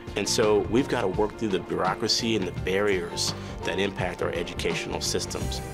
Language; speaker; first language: English; native; English